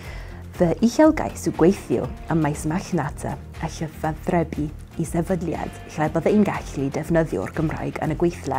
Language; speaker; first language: Welsh; non-native, learner; English